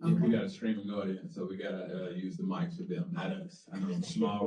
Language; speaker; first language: English; native; English